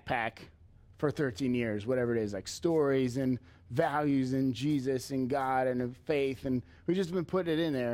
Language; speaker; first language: English; native; English